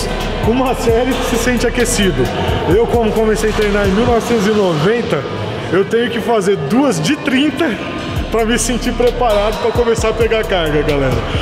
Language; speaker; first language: Portuguese; native; Portuguese